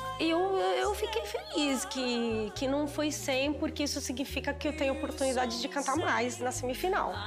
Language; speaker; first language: Portuguese; non-native, fluent; Italian